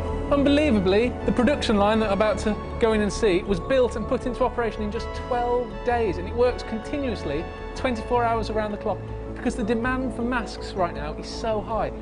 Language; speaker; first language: English; native; English